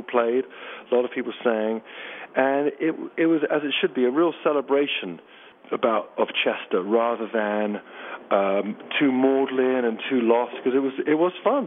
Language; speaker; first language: English; native; English